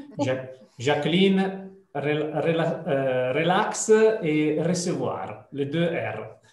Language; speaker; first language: French; non-native, fluent; Italian